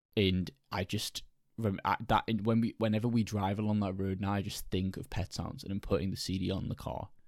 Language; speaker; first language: English; native; English